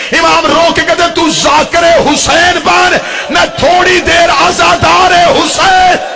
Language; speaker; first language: Urdu; non-native, local second language; Punjabi